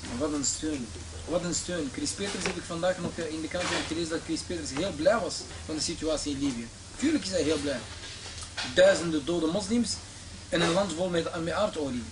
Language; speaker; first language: Dutch; early bilingual, other home language; Arabic